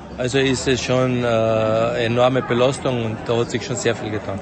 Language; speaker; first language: German; native; German